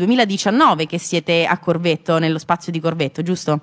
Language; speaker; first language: Italian; native; Italian